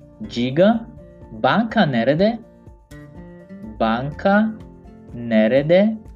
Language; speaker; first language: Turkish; non-native, learner; Portuguese